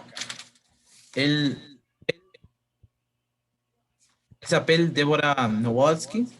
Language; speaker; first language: French; non-native, learner; Spanish